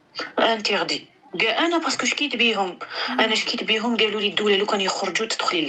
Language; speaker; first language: Arabic; native; Arabic